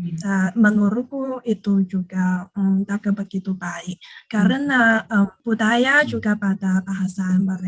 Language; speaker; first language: Indonesian; non-native, learner; Chinese